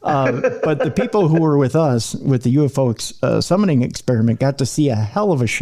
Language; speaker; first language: English; native; English